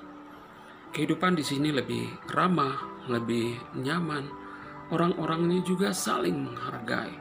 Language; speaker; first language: Indonesian; non-native, fluent; Persian